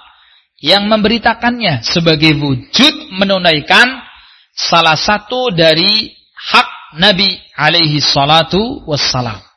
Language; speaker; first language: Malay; non-native, local second language; Javanese